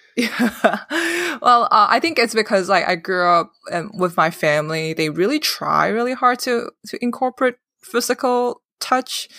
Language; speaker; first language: English; non-native, local second language; Cantonese